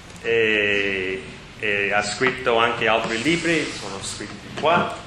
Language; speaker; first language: Italian; non-native, learner; English